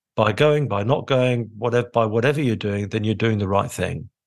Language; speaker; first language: English; native; English